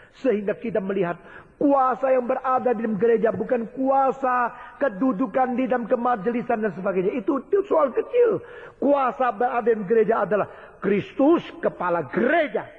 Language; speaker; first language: Indonesian; early bilingual, other home language; Chinese